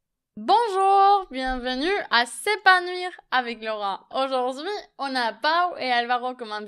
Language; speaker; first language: French; non-native, fluent; Catalan